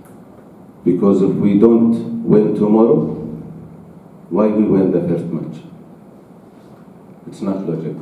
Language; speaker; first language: English; non-native, learner; Arabic